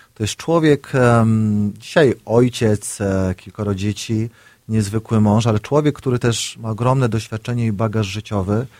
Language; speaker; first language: Polish; native; Polish